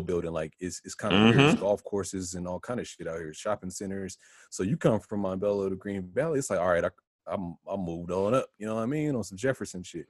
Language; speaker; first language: English; native; English